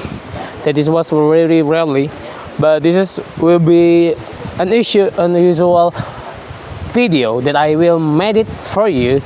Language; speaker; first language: English; non-native, learner; Indonesian